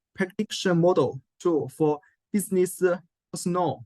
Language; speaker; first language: English; non-native, learner; Chinese